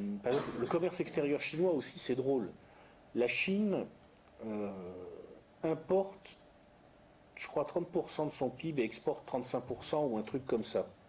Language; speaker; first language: French; native; French